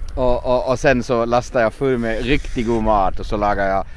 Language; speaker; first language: Swedish; non-native, fluent; German